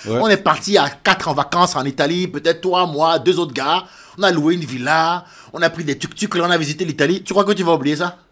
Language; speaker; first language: French; native; French